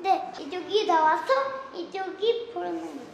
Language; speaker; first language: Korean; early bilingual, other home language; Russian